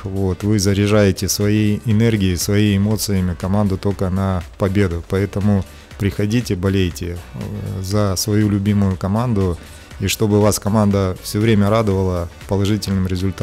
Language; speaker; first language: Russian; native; Russian